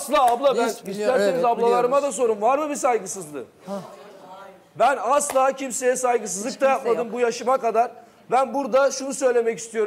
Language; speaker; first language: Turkish; native; Turkish